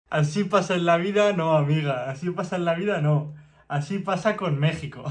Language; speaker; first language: Spanish; native; Spanish